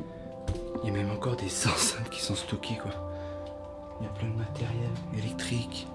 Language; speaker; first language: French; native; French